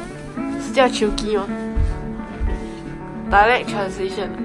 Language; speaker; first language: Chinese; native; Chinese